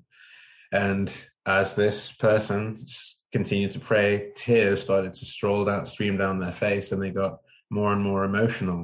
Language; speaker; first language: English; native; English